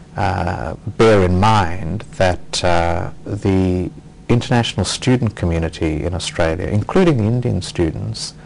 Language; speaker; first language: English; native; English